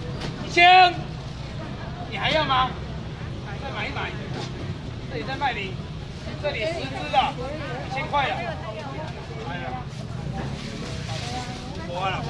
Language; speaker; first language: Chinese; native; Chinese